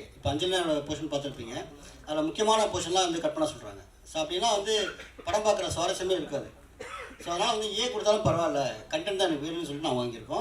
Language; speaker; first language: Tamil; native; Tamil